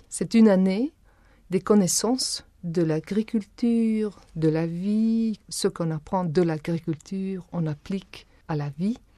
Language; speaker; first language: French; non-native, fluent; Spanish